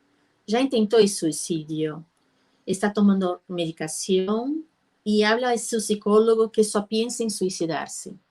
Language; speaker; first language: Spanish; non-native, fluent; Portuguese